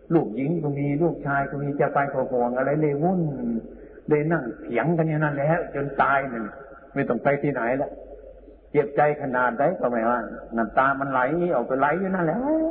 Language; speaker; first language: Thai; non-native, local second language; Northeastern Thai